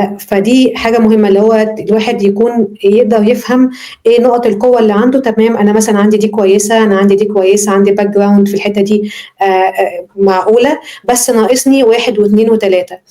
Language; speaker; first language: Arabic; native; Arabic